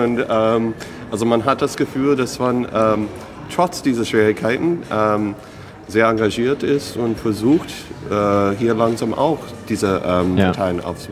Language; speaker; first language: German; non-native, fluent; English